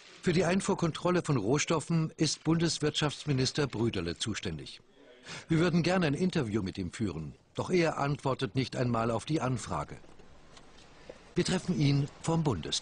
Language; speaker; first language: German; native; German